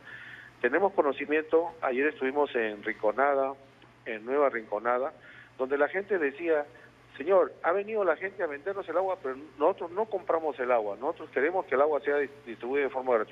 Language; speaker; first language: Spanish; native; Spanish